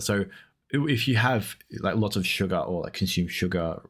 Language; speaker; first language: English; native; English